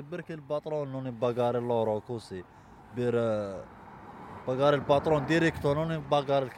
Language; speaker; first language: Italian; non-native, learner; Arabic